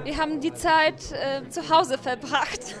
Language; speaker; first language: German; non-native, fluent; Polish